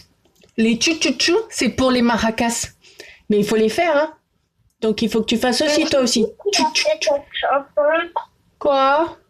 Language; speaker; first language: French; native; French